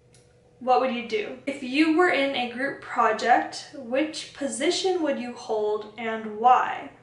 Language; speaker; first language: English; native; English